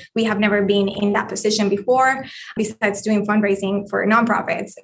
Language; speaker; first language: English; non-native, fluent; Spanish